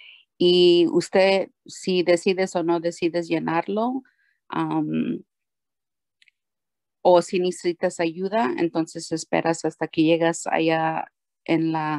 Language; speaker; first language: Spanish; early bilingual, heritage; Spanish